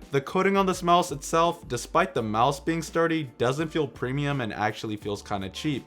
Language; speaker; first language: English; native; English